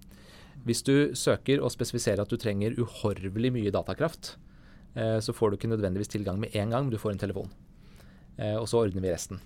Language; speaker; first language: Norwegian; native; Norwegian